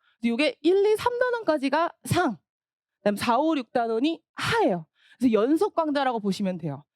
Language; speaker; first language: Korean; native; Korean